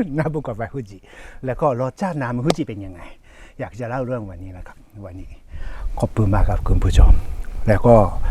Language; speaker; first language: Thai; native; Thai